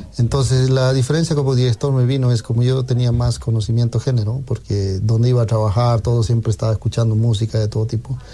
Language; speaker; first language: Spanish; native; Spanish